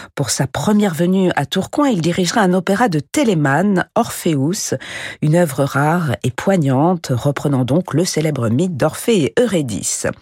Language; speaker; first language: French; native; French